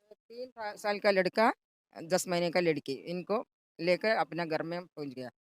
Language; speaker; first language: Hindi; non-native, local second language; Malayalam